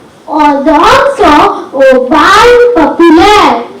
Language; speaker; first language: French; non-native, learner; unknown